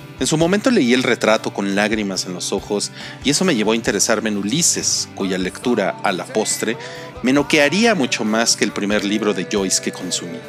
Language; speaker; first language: Spanish; native; Spanish